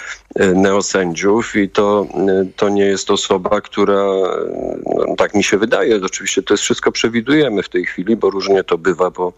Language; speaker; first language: Polish; native; Polish